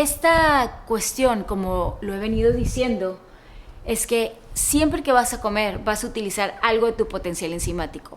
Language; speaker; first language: Spanish; native; Spanish